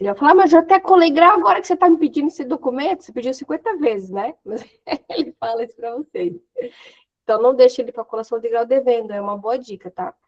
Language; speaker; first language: Portuguese; native; Portuguese